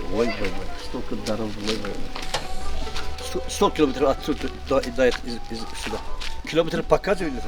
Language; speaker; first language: Russian; non-native, local second language; Tajik